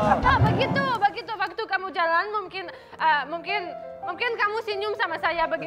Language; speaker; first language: Indonesian; non-native, learner; Russian